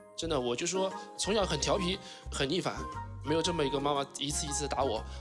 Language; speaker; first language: Chinese; native; Chinese